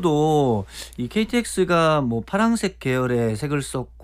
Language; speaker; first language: Korean; native; Korean